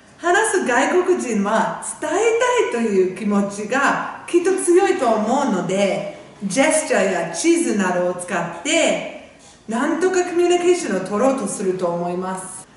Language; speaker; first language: Japanese; non-native, fluent; English